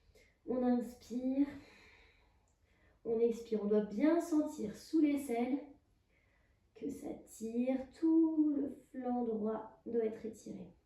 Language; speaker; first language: French; native; French